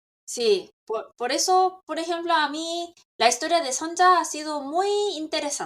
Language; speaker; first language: Spanish; non-native, local second language; Korean